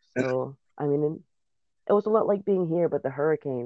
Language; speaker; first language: English; non-native, fluent; Spanish